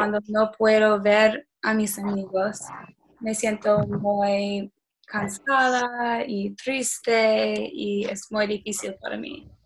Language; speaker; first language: Spanish; early bilingual, other home language; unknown